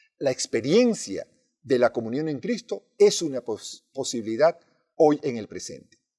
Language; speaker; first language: Spanish; native; Spanish